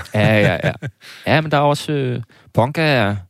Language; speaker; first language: Danish; native; Danish